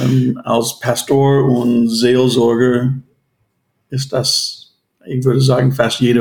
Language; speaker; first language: German; non-native, fluent; English